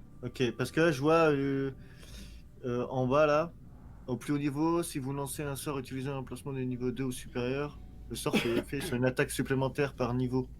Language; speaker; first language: French; native; French